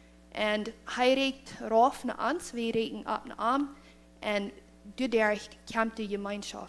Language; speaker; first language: German; non-native, learner; Plautdietsch